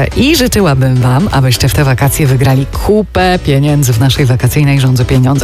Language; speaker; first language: Polish; native; Polish